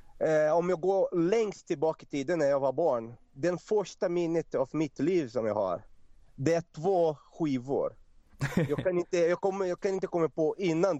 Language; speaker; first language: Swedish; non-native, fluent; Portuguese